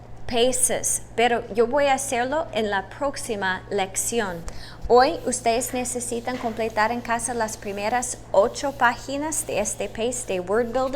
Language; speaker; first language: Spanish; non-native, fluent; English